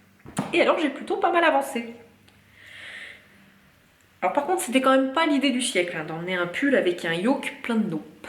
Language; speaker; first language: French; native; French